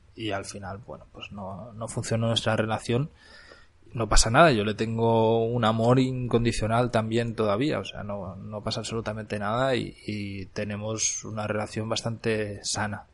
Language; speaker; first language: Spanish; native; Spanish